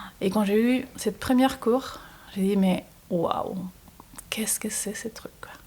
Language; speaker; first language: French; non-native, fluent; Spanish